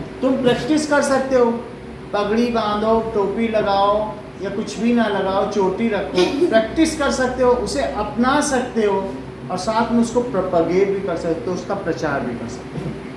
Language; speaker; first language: Hindi; native; Hindi